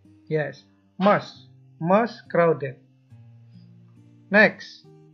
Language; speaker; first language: English; non-native, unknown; Indonesian